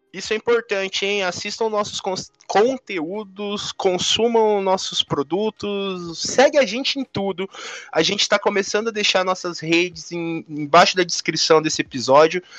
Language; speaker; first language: Portuguese; native; Portuguese